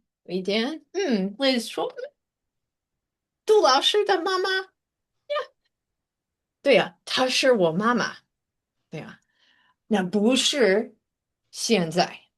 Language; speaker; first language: Chinese; non-native, fluent; English